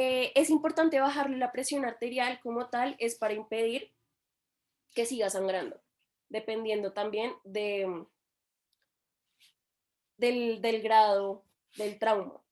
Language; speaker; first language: Spanish; native; Spanish